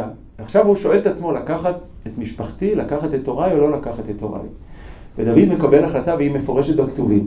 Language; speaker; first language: Hebrew; native; Hebrew